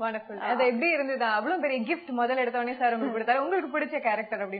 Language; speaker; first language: Tamil; native; Tamil